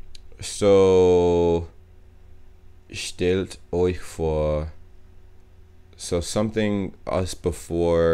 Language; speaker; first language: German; non-native, learner; English